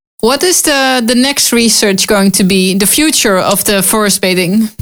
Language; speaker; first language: English; non-native, learner; Dutch